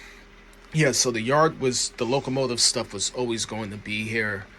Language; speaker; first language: English; native; English